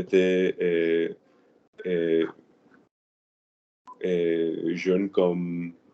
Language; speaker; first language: French; non-native, learner; Spanish